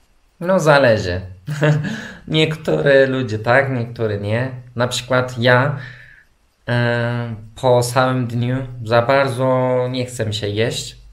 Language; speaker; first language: Polish; non-native, fluent; Turkish